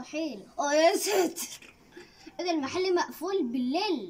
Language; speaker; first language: Arabic; native; Arabic